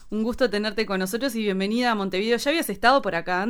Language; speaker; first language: Spanish; native; Spanish